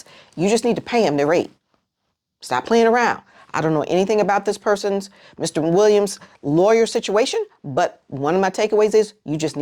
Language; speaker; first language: English; native; English